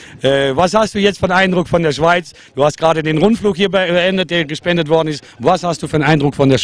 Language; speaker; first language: German; native; German